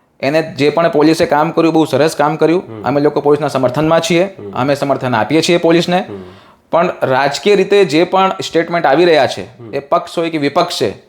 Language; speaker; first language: Gujarati; non-native, local second language; Hindi